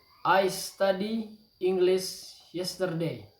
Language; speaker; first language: English; non-native, learner; Indonesian